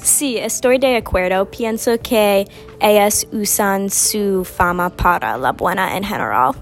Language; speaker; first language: Spanish; non-native, learner; English